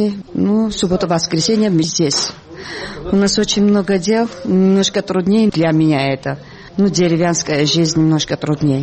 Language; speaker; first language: Russian; non-native, local second language; Georgian